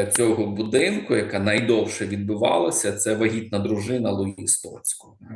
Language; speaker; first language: Ukrainian; native; Ukrainian